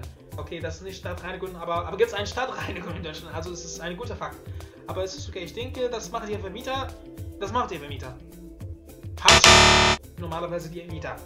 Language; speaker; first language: German; non-native, learner; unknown